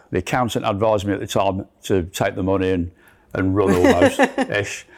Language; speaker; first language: English; native; English